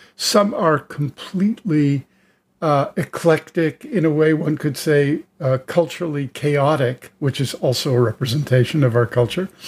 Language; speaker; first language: English; native; English